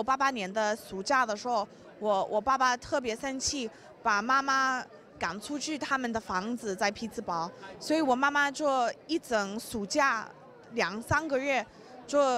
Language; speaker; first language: Chinese; early bilingual, heritage; English